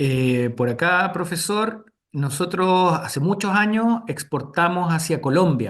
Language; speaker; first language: Spanish; native; Spanish